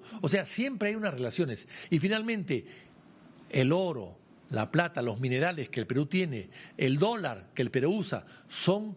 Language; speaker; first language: Spanish; native; Spanish